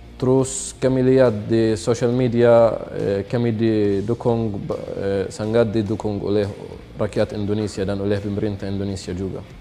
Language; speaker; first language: Indonesian; non-native, fluent; Arabic